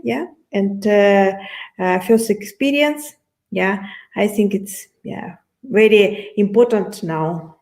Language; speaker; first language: English; non-native, learner; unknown